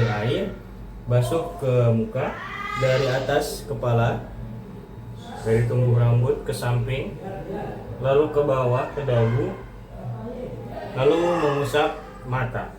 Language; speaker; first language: Indonesian; native; Indonesian